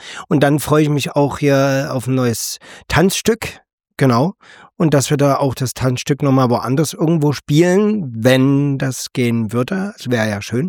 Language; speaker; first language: German; native; German